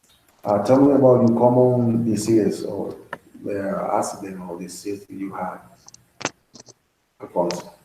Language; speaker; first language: English; non-native, learner; Spanish